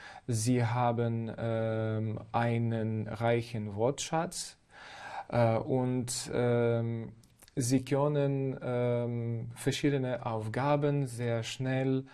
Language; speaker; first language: German; non-native, fluent; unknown